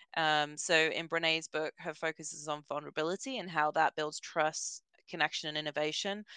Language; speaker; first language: English; native; English